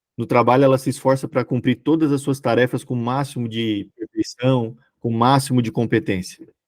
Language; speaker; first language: Portuguese; native; Portuguese